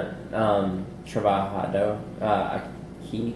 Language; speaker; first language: Spanish; non-native, learner; English